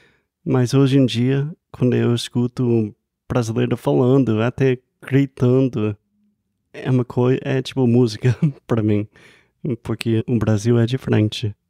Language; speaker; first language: Portuguese; non-native, fluent; English